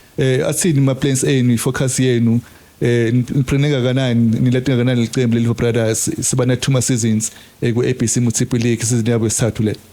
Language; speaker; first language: Zulu; non-native, local second language; Swati